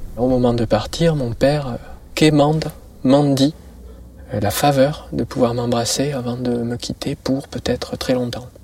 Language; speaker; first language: French; native; French